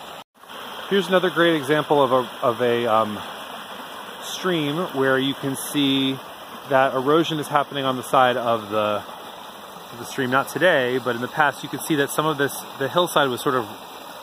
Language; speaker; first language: English; native; English